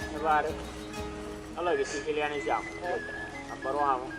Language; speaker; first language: Italian; native; Italian